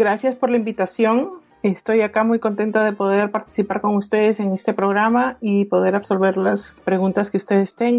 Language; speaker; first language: Spanish; native; Spanish